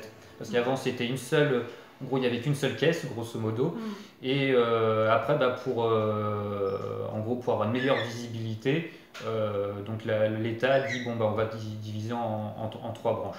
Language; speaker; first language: French; native; French